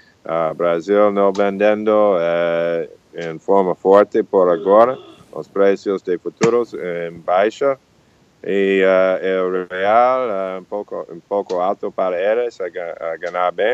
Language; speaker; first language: Portuguese; non-native, fluent; English